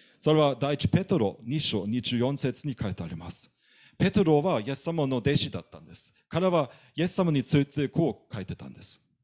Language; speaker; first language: Japanese; non-native, fluent; German